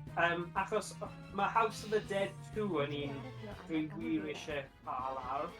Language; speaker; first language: Welsh; native; Welsh